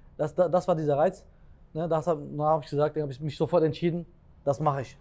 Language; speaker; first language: German; early bilingual, other home language; Turkish